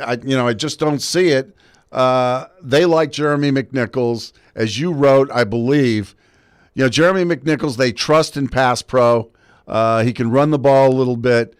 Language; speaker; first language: English; native; English